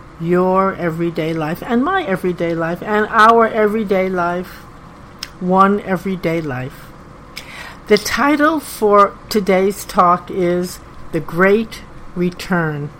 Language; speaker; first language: English; native; English